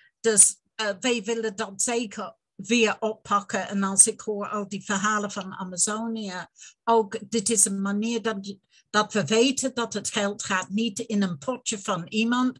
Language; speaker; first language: Dutch; non-native, fluent; English